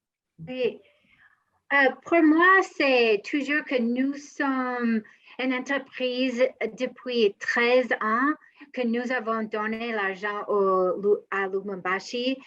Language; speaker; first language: French; non-native, learner; English